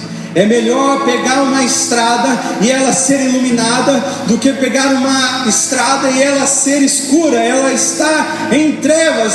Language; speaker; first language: Portuguese; native; Portuguese